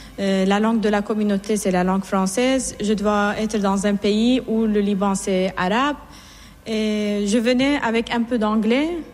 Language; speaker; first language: French; non-native, fluent; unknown